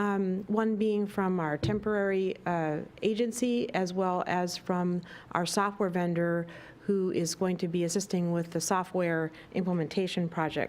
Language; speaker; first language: English; native; English